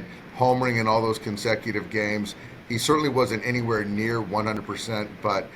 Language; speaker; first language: English; native; English